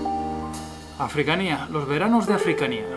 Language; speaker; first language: Spanish; native; Spanish